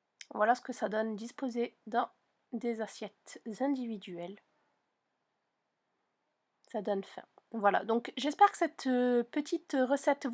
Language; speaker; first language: French; native; French